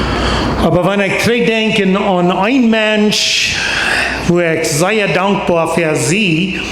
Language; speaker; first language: German; non-native, learner; Plautdietsch